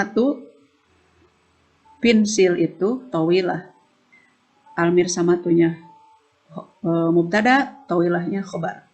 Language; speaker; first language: Indonesian; native; Indonesian